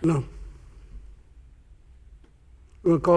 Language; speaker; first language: English; non-native, fluent; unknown